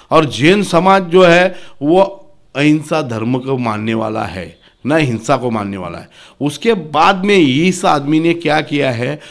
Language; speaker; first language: Hindi; non-native, local second language; Marathi